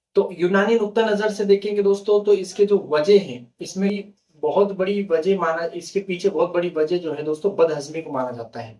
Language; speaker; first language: Hindi; native; Hindi